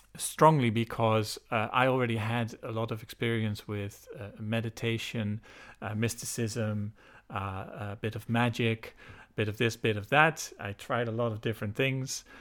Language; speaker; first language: English; non-native, fluent; Dutch